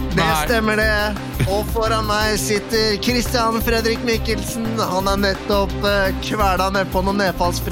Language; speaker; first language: Norwegian; native; Norwegian